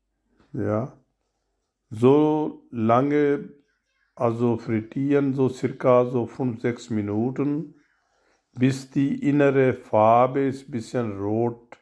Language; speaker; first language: German; non-native, learner; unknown